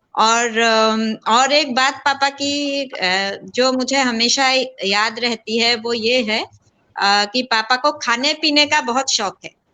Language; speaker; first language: Hindi; native; Hindi